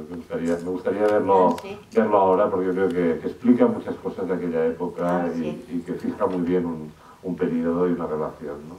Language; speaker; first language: Spanish; native; Spanish